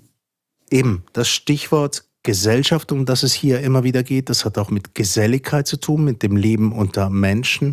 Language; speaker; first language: German; native; German